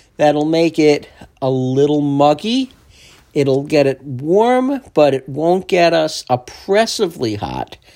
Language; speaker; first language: English; native; English